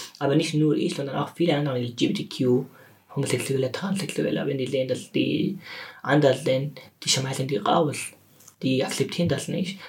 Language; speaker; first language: German; non-native, learner; Persian